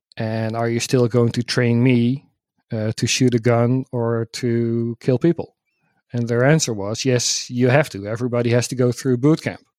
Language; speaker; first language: English; non-native, fluent; Dutch